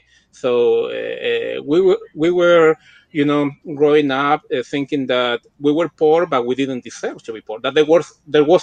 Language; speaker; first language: English; non-native, fluent; Spanish